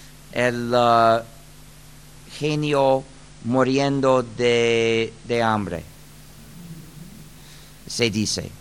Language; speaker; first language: Spanish; non-native, fluent; English